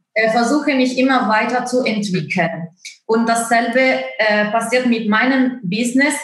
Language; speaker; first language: German; non-native, fluent; Italian